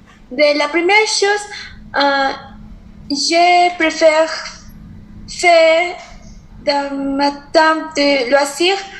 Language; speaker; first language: French; non-native, learner; Spanish